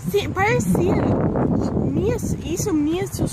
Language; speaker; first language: Portuguese; non-native, fluent; English